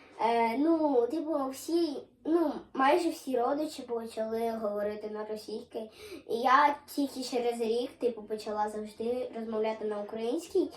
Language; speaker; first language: Ukrainian; non-native, local second language; Russian